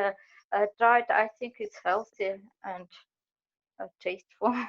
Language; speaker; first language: English; non-native, learner; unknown